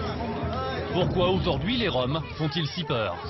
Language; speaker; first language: French; native; French